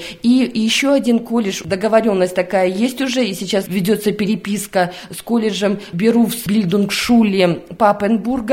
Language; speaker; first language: Russian; native; Russian